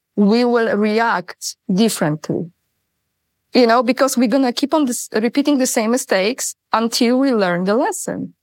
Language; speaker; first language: English; non-native, fluent; Polish